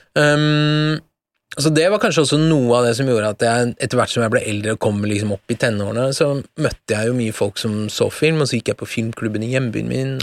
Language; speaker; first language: Norwegian; early bilingual, other home language; Persian